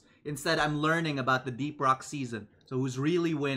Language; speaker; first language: English; native; English